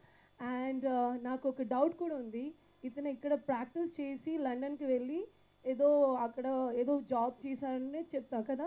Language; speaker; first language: Telugu; non-native, learner; Malayalam